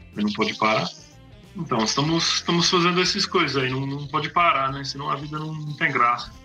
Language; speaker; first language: Portuguese; non-native, fluent; English